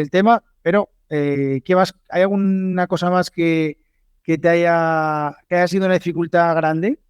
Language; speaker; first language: Spanish; native; Spanish